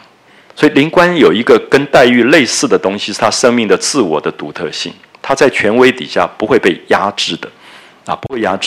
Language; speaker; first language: Chinese; native; Chinese